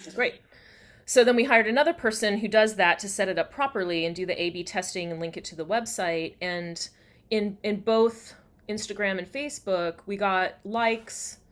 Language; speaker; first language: English; native; English